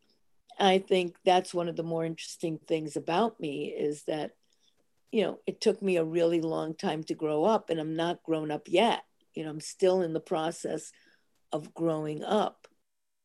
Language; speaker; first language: English; early bilingual, other home language; Italian